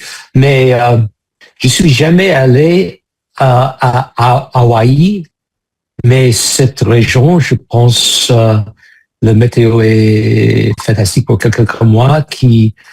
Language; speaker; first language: French; non-native, fluent; English